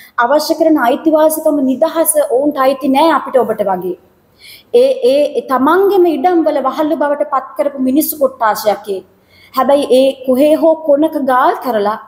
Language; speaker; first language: Sinhala; native; Sinhala